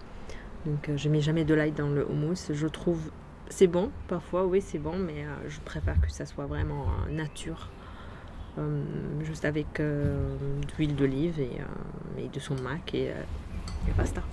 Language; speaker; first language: French; non-native, fluent; Arabic